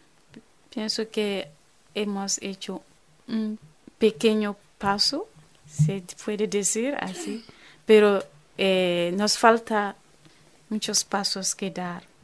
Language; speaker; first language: Spanish; non-native, fluent; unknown